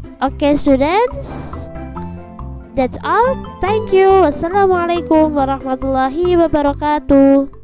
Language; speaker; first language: English; non-native, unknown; Indonesian